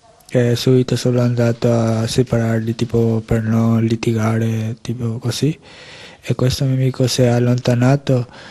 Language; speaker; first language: Italian; early bilingual, other home language; Spanish